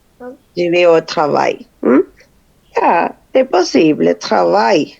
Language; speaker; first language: French; non-native, fluent; Tamil